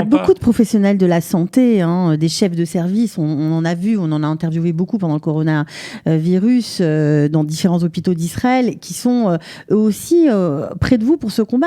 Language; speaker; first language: French; native; French